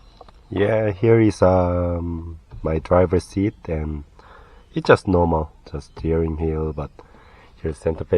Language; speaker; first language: English; non-native, learner; Korean